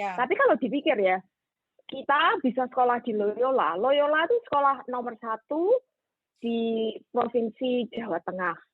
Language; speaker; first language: Indonesian; native; Indonesian